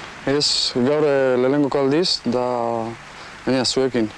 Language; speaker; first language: Basque; non-native, local second language; Spanish